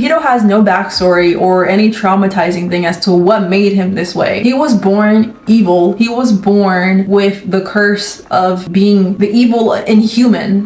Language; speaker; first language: English; native; English